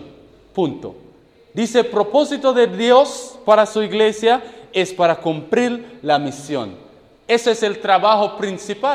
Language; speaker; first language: Spanish; non-native, fluent; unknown